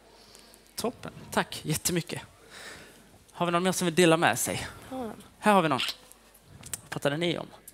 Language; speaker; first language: Swedish; native; Swedish